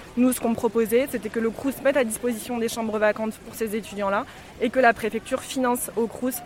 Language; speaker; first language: French; native; French